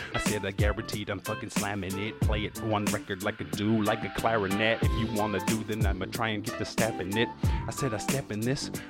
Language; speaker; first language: English; native; English